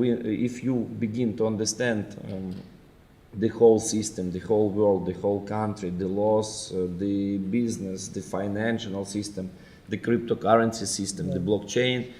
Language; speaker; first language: English; non-native, fluent; Ukrainian